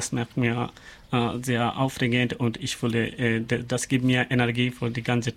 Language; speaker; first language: German; non-native, learner; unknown